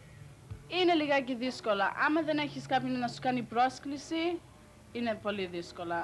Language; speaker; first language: Greek; early bilingual, heritage; Greek